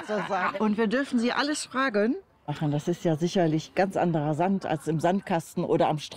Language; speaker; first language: German; native; German